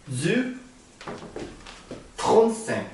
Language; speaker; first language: French; non-native, learner; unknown